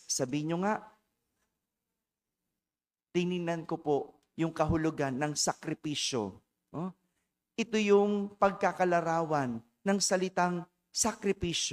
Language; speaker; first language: Filipino; native; Filipino